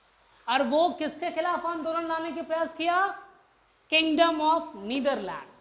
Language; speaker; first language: Hindi; native; Hindi